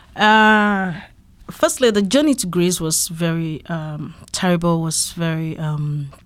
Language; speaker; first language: English; non-native, local second language; Yoruba